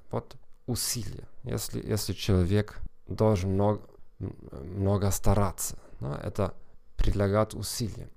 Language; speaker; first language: Russian; non-native, fluent; German